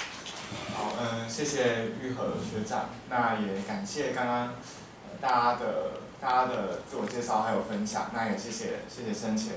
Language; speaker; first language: Chinese; native; Chinese